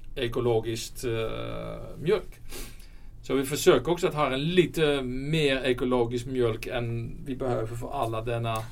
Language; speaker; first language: Swedish; non-native, fluent; Dutch